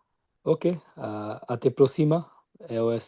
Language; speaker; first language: Portuguese; non-native, learner; Bangla